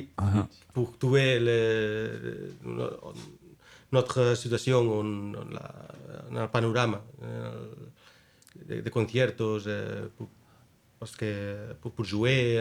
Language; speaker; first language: French; non-native, learner; Spanish